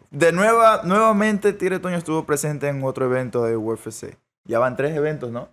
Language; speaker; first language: Spanish; native; Spanish